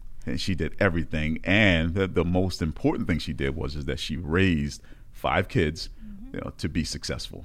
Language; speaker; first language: English; native; English